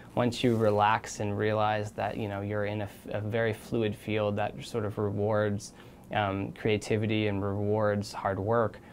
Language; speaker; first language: English; native; English